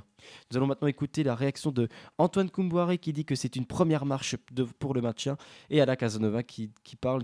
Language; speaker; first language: French; native; French